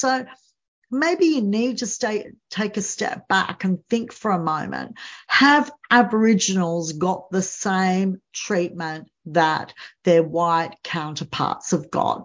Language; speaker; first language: English; native; English